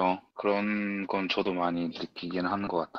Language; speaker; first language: Korean; native; Korean